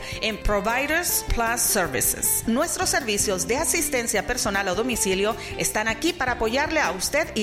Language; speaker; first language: Spanish; native; Spanish